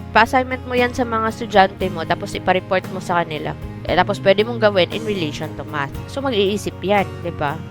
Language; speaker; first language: Filipino; non-native, local second language; Cebuano